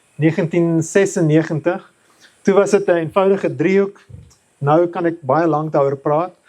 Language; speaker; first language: Afrikaans; non-native, local second language; English